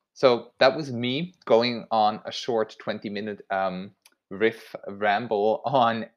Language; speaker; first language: English; non-native, fluent; Swiss German